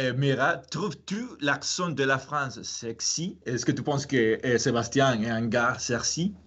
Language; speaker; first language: French; non-native, fluent; Spanish